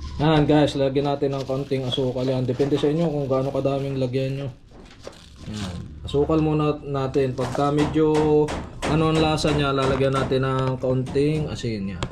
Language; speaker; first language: Filipino; native; Filipino